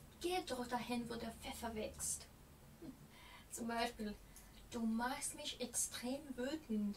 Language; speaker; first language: German; non-native, fluent; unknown